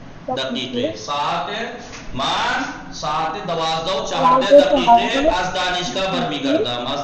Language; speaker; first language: Persian; non-native, fluent; Urdu